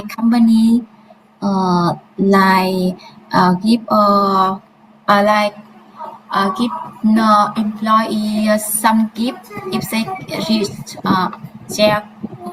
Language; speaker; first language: English; non-native, learner; Vietnamese